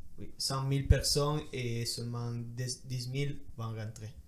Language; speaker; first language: French; non-native, learner; Italian